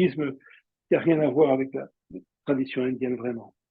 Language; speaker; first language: French; native; French